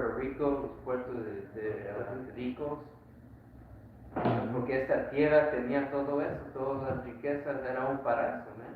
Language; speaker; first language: Spanish; early bilingual, heritage; Spanish